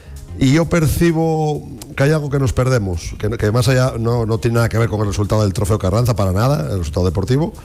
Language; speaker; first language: Spanish; native; Spanish